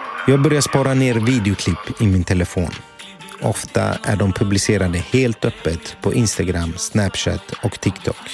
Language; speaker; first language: Swedish; native; Swedish